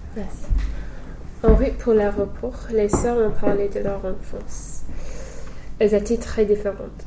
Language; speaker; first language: French; non-native, fluent; English